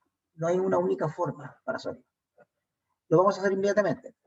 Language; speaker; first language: Spanish; native; Spanish